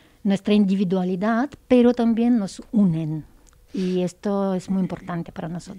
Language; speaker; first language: Spanish; non-native, fluent; Bulgarian